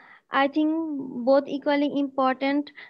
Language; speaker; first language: English; non-native, learner; Bangla